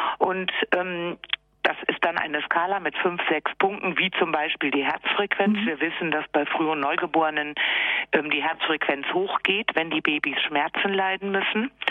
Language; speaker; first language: German; native; German